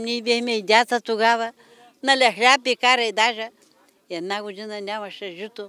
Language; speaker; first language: Bulgarian; native; Bulgarian